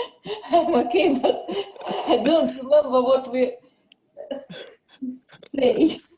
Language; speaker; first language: English; non-native, learner; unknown